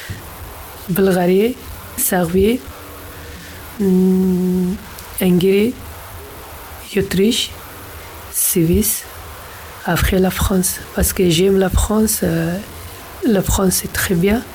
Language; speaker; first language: French; non-native, learner; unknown